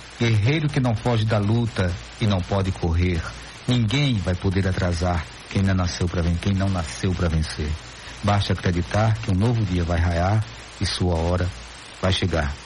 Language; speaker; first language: Portuguese; native; Portuguese